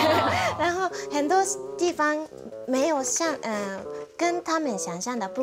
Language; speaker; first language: Chinese; non-native, fluent; Japanese